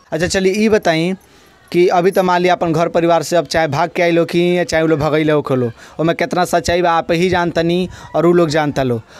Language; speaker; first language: Hindi; native; Hindi